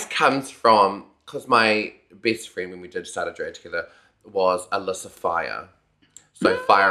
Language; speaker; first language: English; native; English